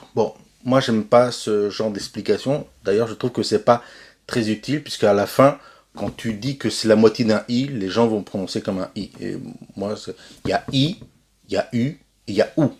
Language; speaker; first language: French; native; French